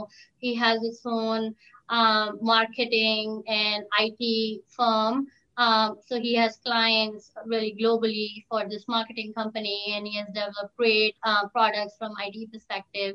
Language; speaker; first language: English; non-native, local second language; Hindi